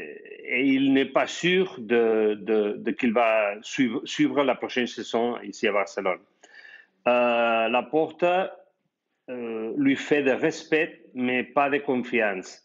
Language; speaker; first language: French; non-native, fluent; Spanish